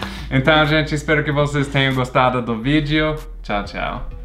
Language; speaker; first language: Portuguese; non-native, fluent; English